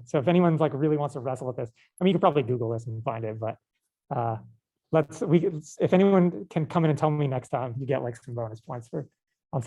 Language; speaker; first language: English; native; English